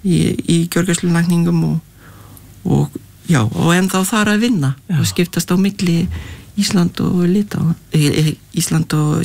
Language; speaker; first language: Icelandic; non-native, fluent; Lithuanian